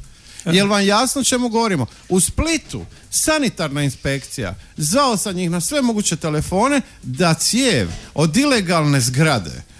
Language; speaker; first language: Croatian; native; Croatian